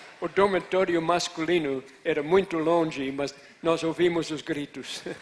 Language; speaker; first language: Portuguese; non-native, fluent; English